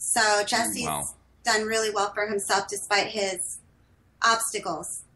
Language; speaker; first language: English; native; English